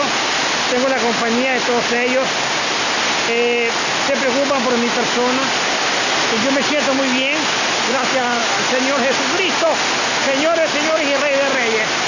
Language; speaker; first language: Spanish; native; Spanish